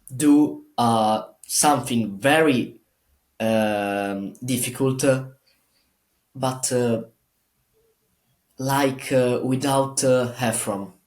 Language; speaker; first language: English; non-native, learner; Italian